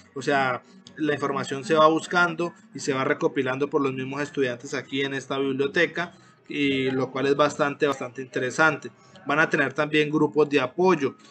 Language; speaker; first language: Spanish; native; Spanish